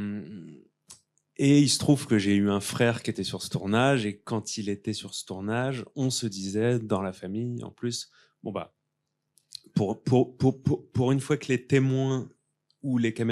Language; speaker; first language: French; native; French